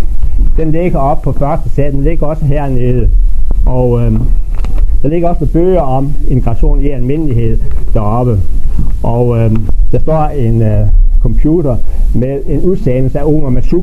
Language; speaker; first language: Danish; native; Danish